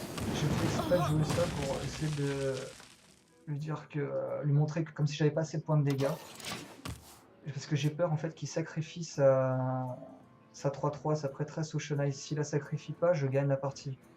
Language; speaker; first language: French; native; French